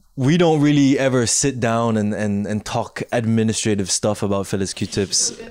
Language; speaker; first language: English; native; English